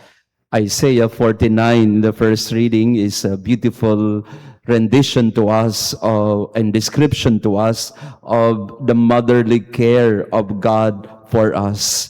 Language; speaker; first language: English; non-native, local second language; Filipino